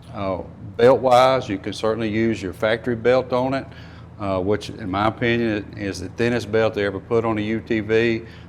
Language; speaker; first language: English; native; English